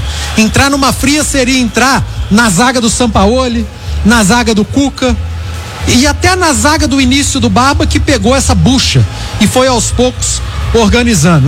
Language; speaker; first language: Portuguese; native; Portuguese